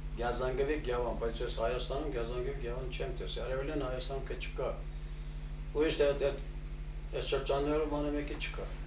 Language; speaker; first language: Armenian; early bilingual, heritage; Armenian